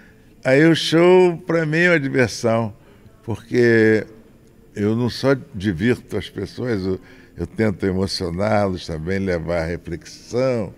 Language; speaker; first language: Portuguese; native; Portuguese